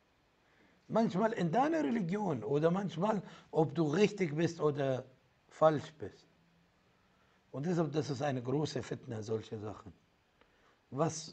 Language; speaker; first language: German; non-native, fluent; Arabic